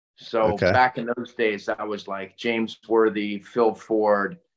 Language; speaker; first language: English; native; English